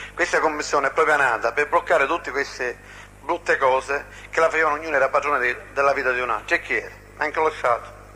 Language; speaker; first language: Italian; non-native, local second language; Sicilian